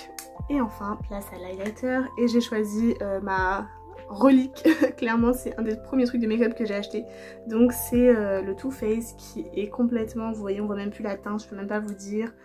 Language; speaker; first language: French; native; French